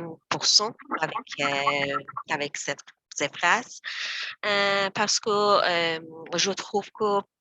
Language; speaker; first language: French; non-native, learner; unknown